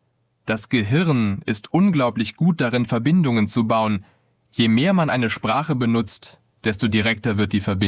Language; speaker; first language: German; non-native, fluent; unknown